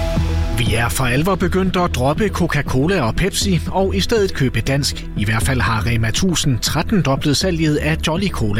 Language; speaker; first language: Danish; native; Danish